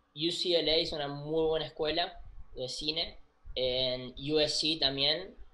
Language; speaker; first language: Spanish; native; Spanish